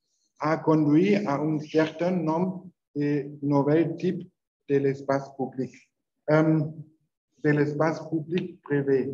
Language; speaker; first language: French; non-native, learner; Spanish